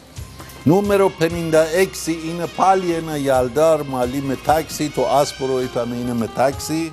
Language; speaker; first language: Greek; non-native, fluent; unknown